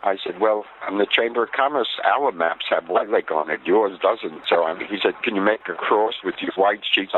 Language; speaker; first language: English; native; English